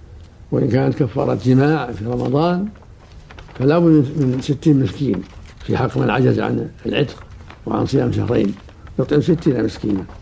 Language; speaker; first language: Arabic; native; Arabic